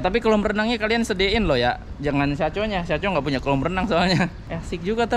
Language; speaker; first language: Indonesian; native; Indonesian